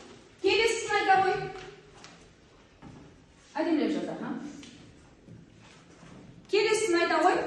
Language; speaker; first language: Kazakh; native; Kazakh